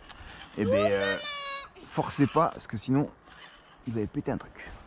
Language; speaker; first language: French; native; French